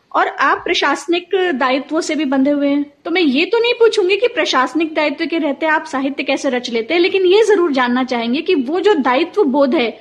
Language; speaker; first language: Hindi; native; Hindi